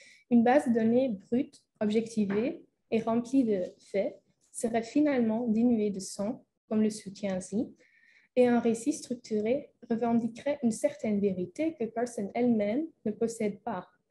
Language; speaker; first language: French; non-native, fluent; Dutch